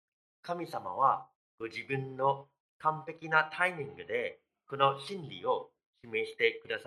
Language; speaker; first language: Japanese; non-native, fluent; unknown